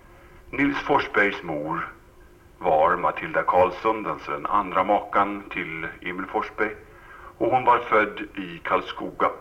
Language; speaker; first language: Swedish; native; Swedish